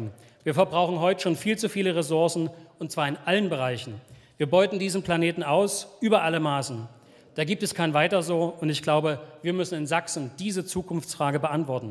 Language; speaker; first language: German; native; German